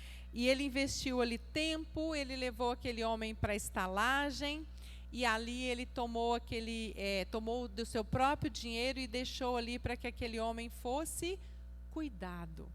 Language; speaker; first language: Portuguese; native; Portuguese